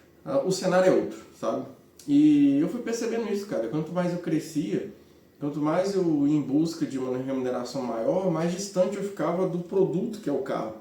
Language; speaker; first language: Portuguese; native; Portuguese